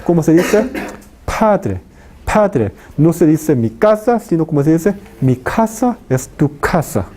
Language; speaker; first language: Spanish; non-native, fluent; Korean